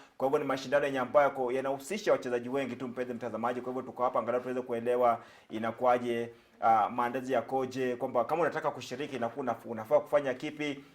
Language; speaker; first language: Swahili; native; Swahili